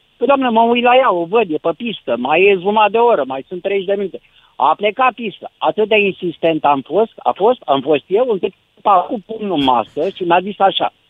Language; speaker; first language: Romanian; native; Romanian